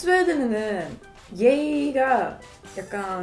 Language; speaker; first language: Korean; non-native, learner; Swedish